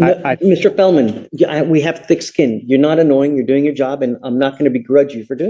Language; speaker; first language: English; native; English